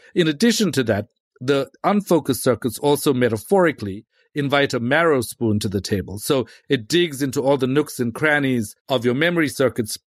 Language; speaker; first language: English; native; English